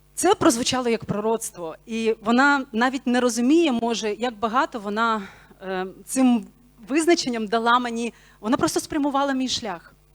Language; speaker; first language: Ukrainian; non-native, local second language; Bulgarian